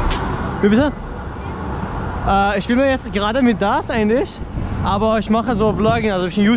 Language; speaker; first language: German; non-native, learner; Persian